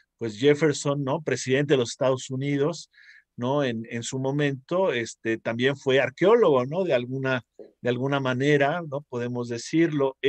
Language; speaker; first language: Spanish; native; Spanish